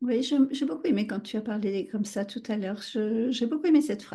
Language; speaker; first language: French; native; French